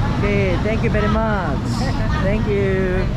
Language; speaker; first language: English; non-native, learner; Korean